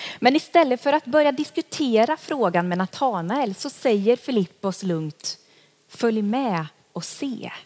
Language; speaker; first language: Swedish; native; Swedish